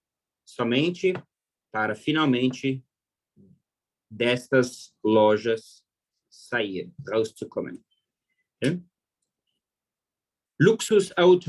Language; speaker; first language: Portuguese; non-native, fluent; German